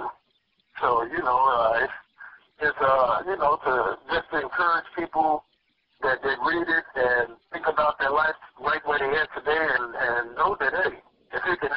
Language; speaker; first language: English; native; English